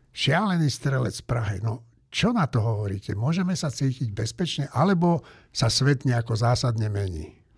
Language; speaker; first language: Slovak; native; Slovak